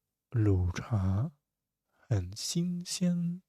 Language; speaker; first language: Chinese; non-native, fluent; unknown